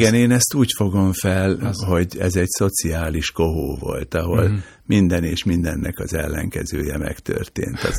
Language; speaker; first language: Hungarian; native; Hungarian